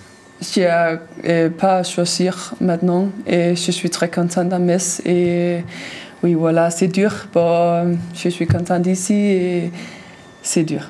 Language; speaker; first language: French; non-native, learner; Danish